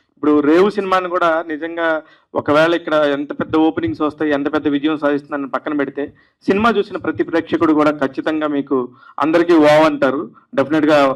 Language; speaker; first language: Telugu; native; Telugu